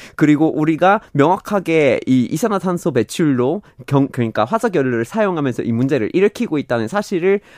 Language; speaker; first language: Korean; non-native, fluent; English